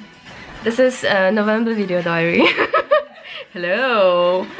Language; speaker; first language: German; non-native, fluent; Russian